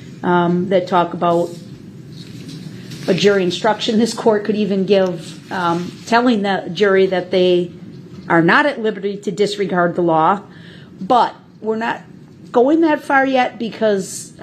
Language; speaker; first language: English; native; English